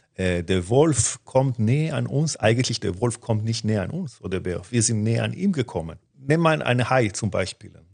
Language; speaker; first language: German; non-native, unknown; Hebrew